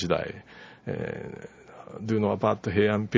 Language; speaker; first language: English; non-native, learner; Japanese